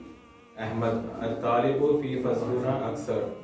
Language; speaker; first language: Arabic; non-native, learner; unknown